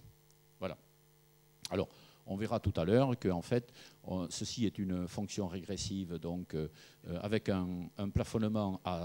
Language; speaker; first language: French; native; French